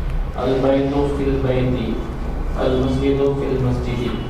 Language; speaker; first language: Arabic; non-native, learner; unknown